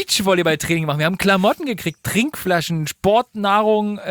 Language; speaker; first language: German; native; German